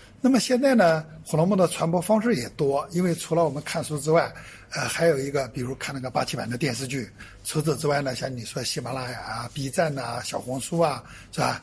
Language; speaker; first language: Chinese; native; Chinese